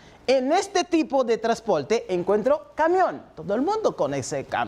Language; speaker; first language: Spanish; non-native, fluent; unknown